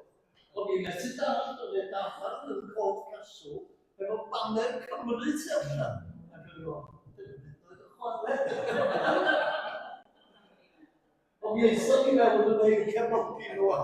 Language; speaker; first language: Welsh; native; Welsh